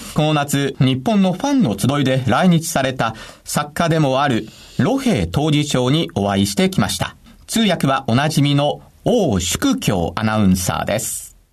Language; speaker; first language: Japanese; native; Japanese